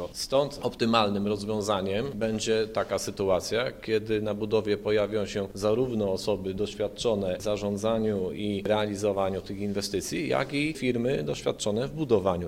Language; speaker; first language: Polish; native; Polish